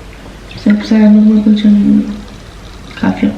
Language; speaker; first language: Albanian; early bilingual, heritage; Albanian